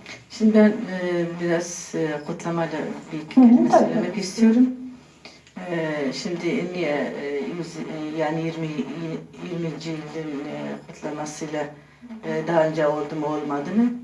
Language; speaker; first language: Turkish; non-native, local second language; Kurdish